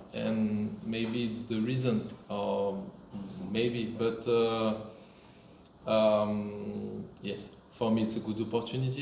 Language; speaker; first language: English; non-native, fluent; French